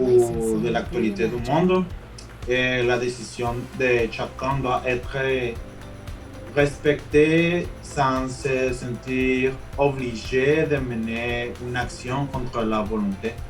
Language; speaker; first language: French; non-native, fluent; Spanish